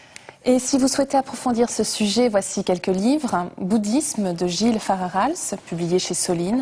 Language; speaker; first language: French; native; French